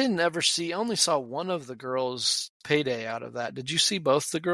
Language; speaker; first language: English; native; English